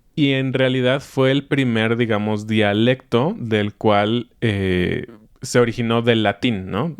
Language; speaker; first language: Spanish; native; Spanish